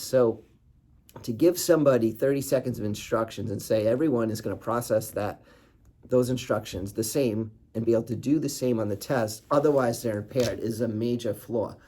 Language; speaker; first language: English; native; English